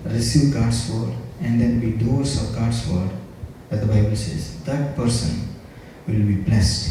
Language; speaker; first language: English; non-native, local second language; Telugu